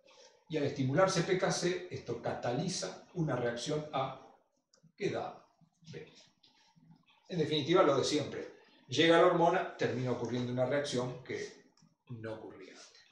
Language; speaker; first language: Spanish; native; Spanish